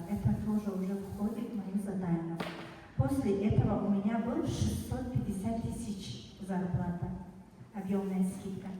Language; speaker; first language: Russian; non-native, fluent; Tajik